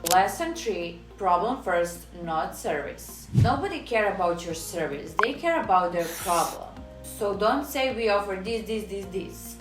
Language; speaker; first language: English; non-native, fluent; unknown